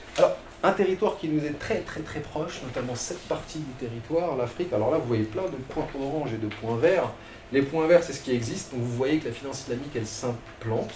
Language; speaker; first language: French; non-native, local second language; Arabic